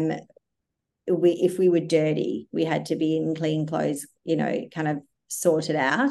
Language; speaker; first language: English; native; English